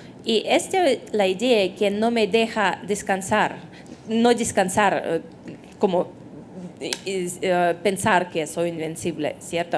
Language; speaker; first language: Spanish; non-native, fluent; Russian